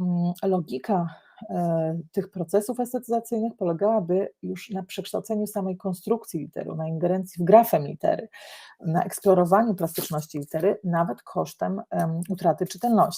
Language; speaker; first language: Polish; native; Polish